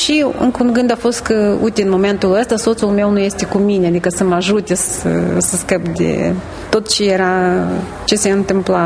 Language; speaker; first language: Romanian; native; Romanian